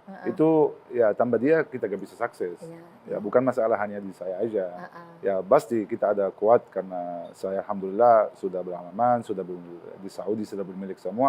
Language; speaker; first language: Indonesian; non-native, learner; Arabic